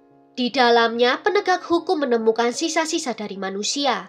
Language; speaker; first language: Indonesian; native; Indonesian